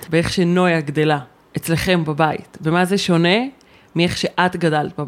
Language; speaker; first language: Hebrew; native; Hebrew